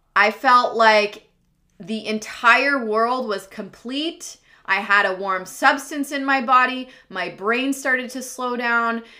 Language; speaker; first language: English; native; English